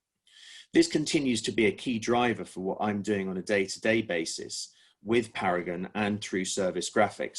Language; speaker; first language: English; native; English